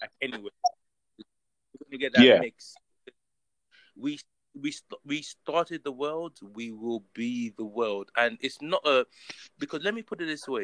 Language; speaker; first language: English; non-native, local second language; Yoruba